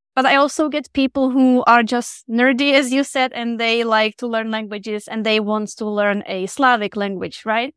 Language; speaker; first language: English; non-native, fluent; Czech